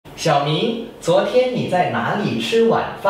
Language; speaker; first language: Chinese; non-native, fluent; Indonesian